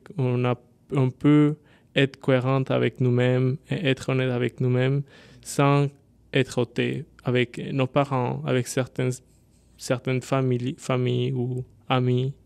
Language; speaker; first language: French; non-native, fluent; Spanish